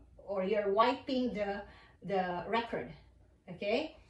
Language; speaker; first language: English; non-native, local second language; Filipino